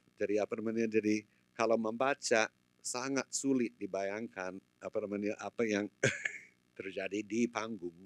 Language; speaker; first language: Indonesian; non-native, fluent; English